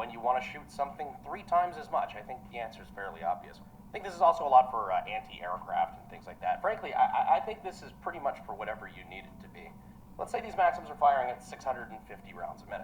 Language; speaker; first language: English; native; English